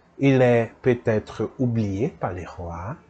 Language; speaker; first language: French; non-native, fluent; Portuguese